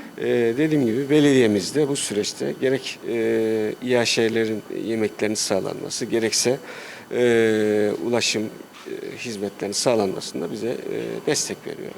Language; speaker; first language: Turkish; native; Turkish